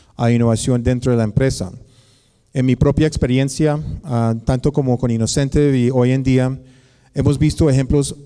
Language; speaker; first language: Spanish; early bilingual, heritage; Spanish